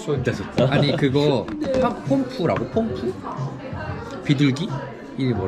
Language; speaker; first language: Korean; native; Korean